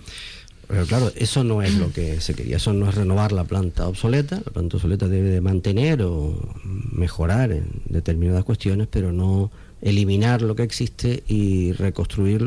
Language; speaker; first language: Spanish; native; Spanish